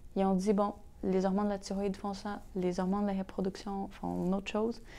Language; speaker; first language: French; non-native, fluent; Portuguese